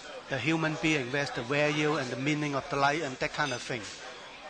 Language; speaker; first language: English; non-native, learner; Chinese